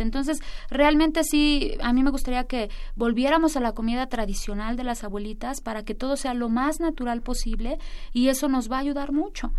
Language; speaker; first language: Spanish; native; Spanish